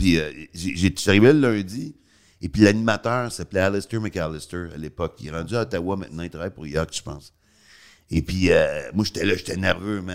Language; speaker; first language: French; native; French